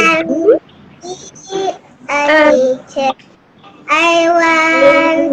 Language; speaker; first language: English; non-native, learner; Indonesian